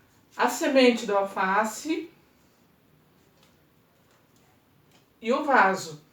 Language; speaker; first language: Portuguese; native; Portuguese